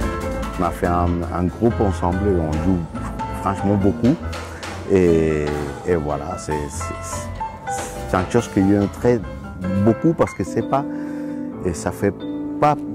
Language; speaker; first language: French; non-native, fluent; Spanish